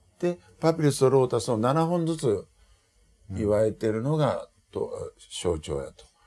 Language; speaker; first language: Japanese; native; Japanese